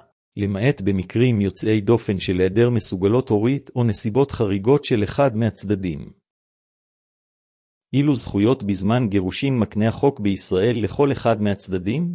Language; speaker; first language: Hebrew; native; Hebrew